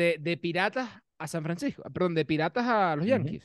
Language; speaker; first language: Spanish; native; Spanish